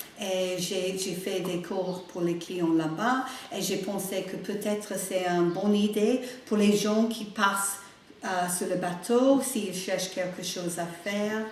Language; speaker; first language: French; non-native, learner; English